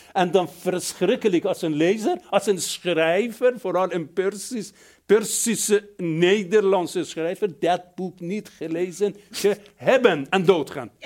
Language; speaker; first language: Dutch; non-native, fluent; Persian